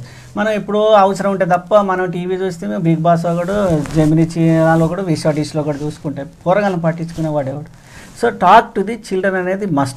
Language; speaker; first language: Telugu; native; Telugu